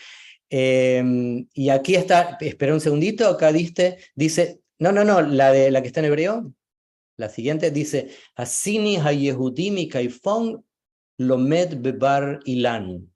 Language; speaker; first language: Spanish; native; Spanish